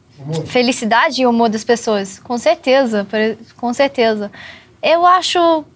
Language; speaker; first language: Portuguese; non-native, fluent; English